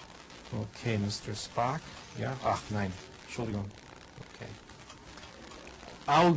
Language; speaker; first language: German; non-native, fluent; English